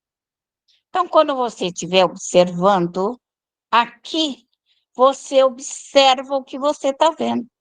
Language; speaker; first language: Portuguese; native; Portuguese